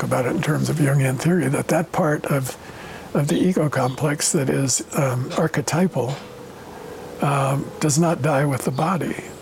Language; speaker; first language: English; native; English